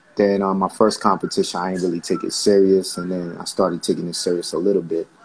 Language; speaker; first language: English; early bilingual, other home language; Haitian Creole